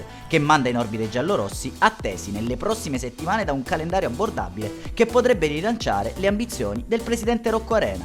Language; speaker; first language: Italian; native; Italian